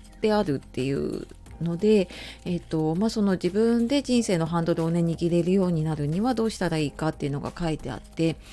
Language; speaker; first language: Japanese; native; Japanese